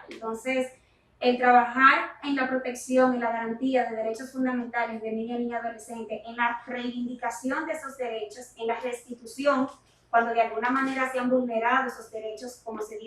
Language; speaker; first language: Spanish; native; Spanish